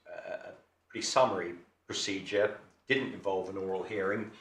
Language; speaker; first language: English; native; English